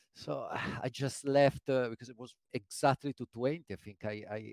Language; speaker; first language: English; non-native, fluent; Italian